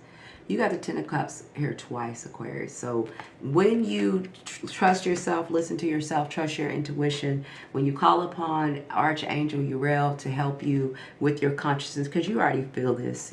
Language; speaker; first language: English; native; English